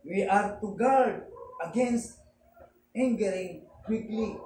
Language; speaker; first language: English; non-native, local second language; Filipino